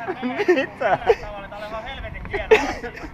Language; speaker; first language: Finnish; native; Finnish